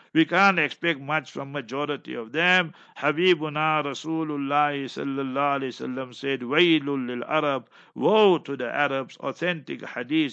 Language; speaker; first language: English; native; English